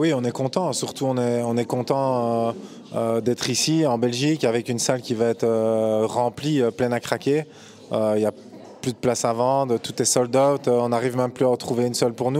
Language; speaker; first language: French; native; French